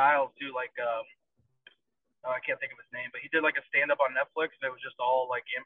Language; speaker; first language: English; native; English